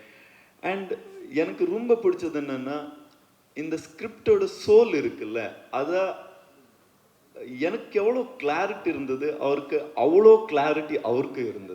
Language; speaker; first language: Tamil; non-native, learner; Kannada